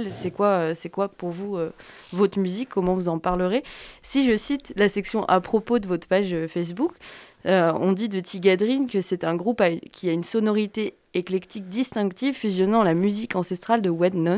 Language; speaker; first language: French; native; French